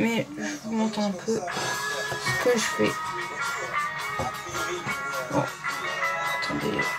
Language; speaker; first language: French; non-native, local second language; Morisyen